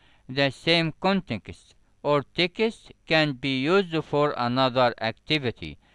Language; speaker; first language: English; non-native, fluent; Arabic